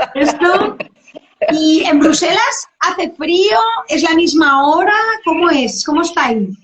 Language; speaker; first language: Spanish; native; Spanish